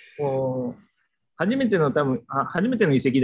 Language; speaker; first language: Japanese; native; Japanese